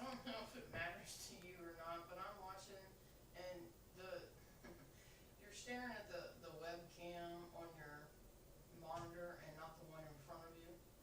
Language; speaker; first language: English; native; English